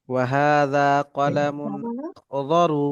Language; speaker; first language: Arabic; non-native, fluent; Bangla